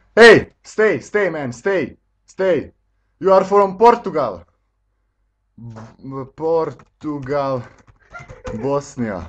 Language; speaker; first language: English; non-native, learner; Bosnian